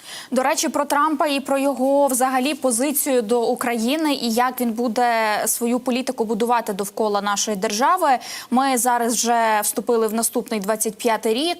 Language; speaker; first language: Ukrainian; native; Ukrainian